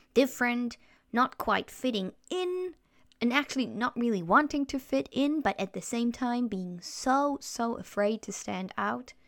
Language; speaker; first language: English; non-native, fluent; German